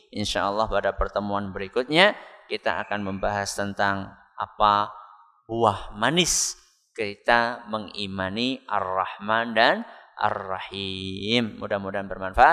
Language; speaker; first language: Indonesian; non-native, local second language; Javanese